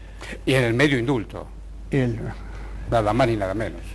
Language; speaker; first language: Spanish; native; Spanish